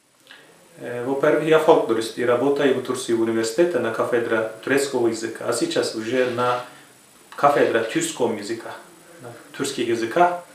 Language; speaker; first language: Russian; non-native, fluent; Turkish